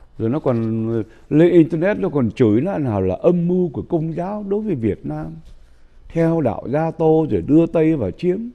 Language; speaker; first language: Vietnamese; native; Vietnamese